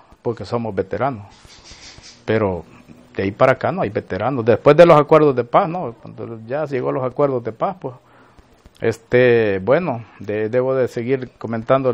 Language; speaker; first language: Spanish; native; Spanish